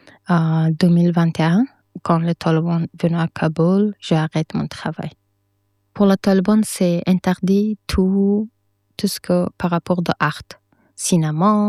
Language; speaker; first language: French; non-native, learner; Persian